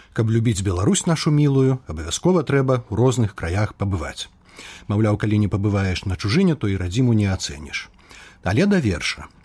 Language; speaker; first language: Belarusian; native; Belarusian